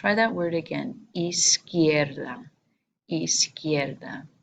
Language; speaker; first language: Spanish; non-native, fluent; English